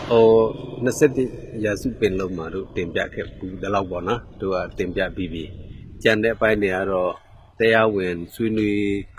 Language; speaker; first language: Burmese; non-native, local second language; Mon